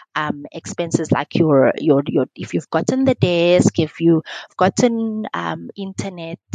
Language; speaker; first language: English; non-native, local second language; Xhosa